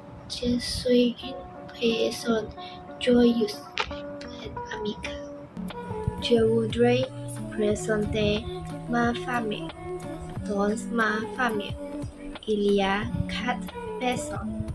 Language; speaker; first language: French; non-native, learner; Chinese